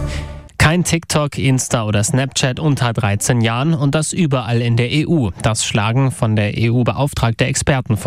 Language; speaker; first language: German; native; German